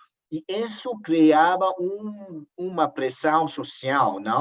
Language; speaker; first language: Portuguese; non-native, learner; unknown